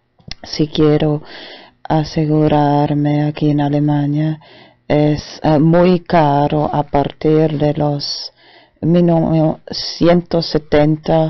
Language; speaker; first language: Spanish; non-native, fluent; German